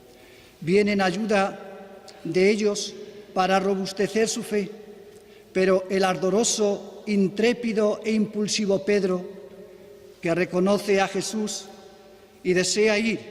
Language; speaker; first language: Spanish; native; Spanish